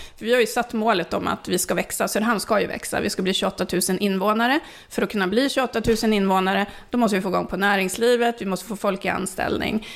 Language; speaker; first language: Swedish; early bilingual, other home language; Finnish